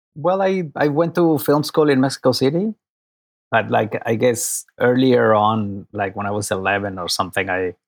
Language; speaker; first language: English; non-native, fluent; Spanish